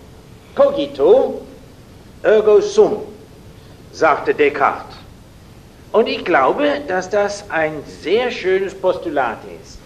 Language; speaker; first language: German; non-native, fluent; English